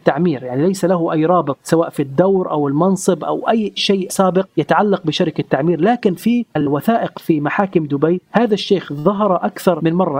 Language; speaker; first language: Arabic; native; Arabic